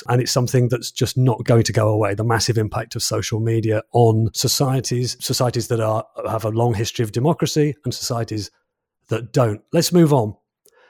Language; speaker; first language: English; native; English